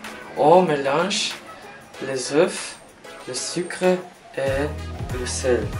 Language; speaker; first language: French; non-native, learner; German